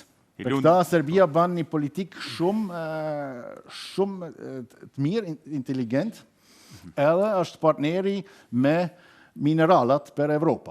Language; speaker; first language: Albanian; non-native, learner; German